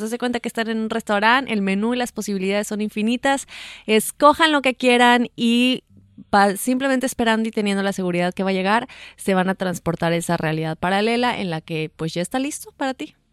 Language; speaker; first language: Spanish; native; Spanish